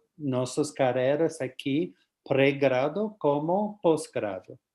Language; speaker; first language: Portuguese; non-native, fluent; English